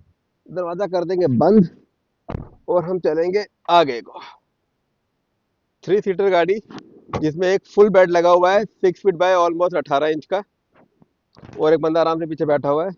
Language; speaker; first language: Hindi; native; Hindi